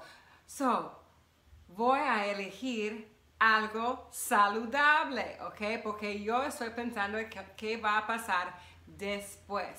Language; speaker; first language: Spanish; non-native, fluent; English